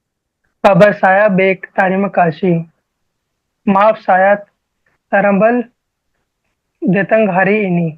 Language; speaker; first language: Indonesian; non-native, learner; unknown